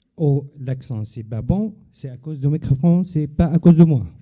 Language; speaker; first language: French; non-native, learner; Arabic